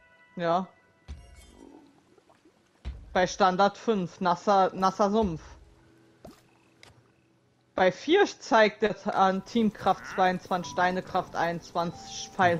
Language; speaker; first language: German; native; German